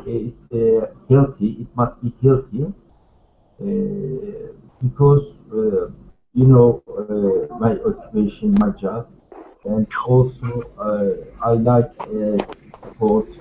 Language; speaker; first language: English; non-native, learner; Turkish